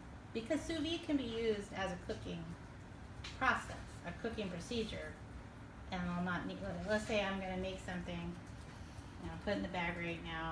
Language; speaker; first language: English; native; English